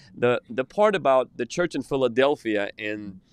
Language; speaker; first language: English; non-native, fluent; Ukrainian